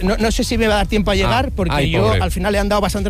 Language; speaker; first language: Spanish; native; Spanish